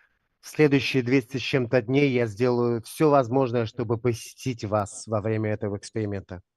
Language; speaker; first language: Russian; native; Russian